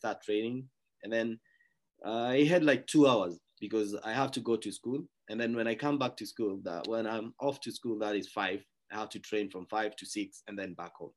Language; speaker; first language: English; non-native, local second language; Kikuyu